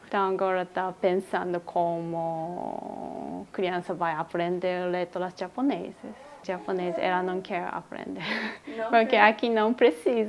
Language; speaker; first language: Portuguese; non-native, learner; Japanese